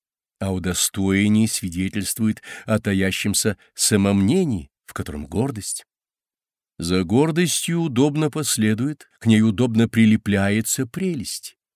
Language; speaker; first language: Russian; native; Russian